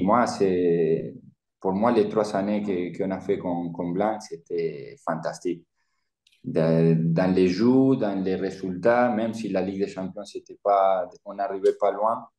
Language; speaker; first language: French; non-native, fluent; Spanish